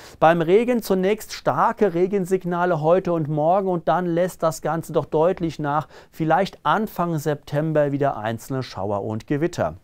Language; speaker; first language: German; native; German